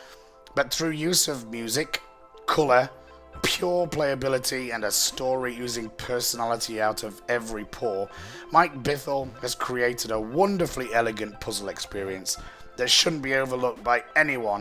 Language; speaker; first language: English; native; English